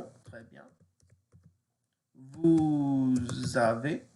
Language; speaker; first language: French; non-native, fluent; English